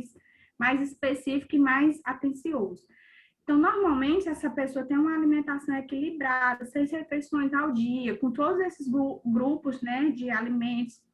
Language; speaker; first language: Portuguese; native; Portuguese